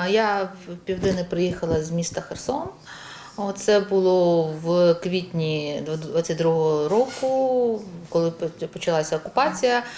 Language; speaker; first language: Ukrainian; non-native, local second language; Russian